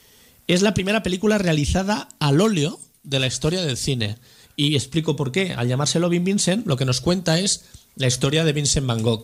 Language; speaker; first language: Spanish; native; Spanish